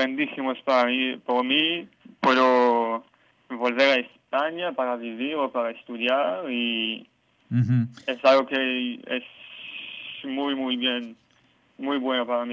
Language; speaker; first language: Spanish; non-native, learner; Hebrew